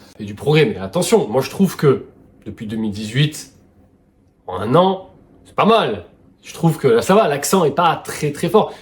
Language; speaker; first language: French; native; French